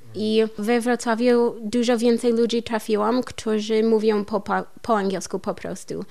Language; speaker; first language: Polish; non-native, learner; English